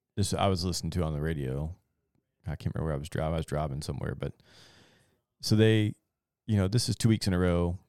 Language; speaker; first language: English; native; English